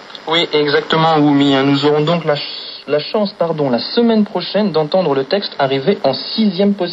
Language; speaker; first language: French; native; French